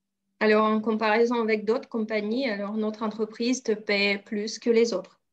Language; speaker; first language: French; non-native, fluent; Russian